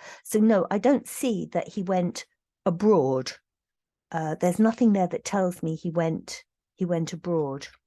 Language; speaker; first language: English; native; English